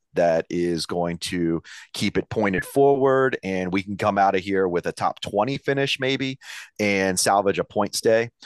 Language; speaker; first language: English; native; English